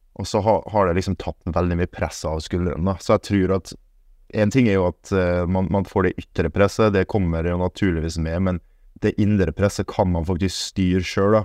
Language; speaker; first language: Norwegian; early bilingual, other home language; German